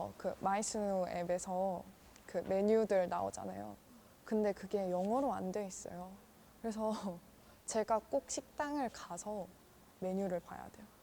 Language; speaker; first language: Korean; non-native, fluent; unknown